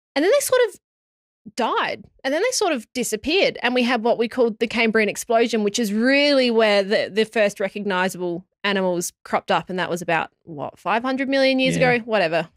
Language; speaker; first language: English; native; English